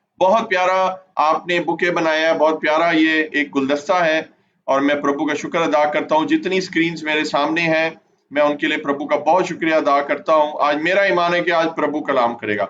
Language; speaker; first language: Urdu; non-native, local second language; Punjabi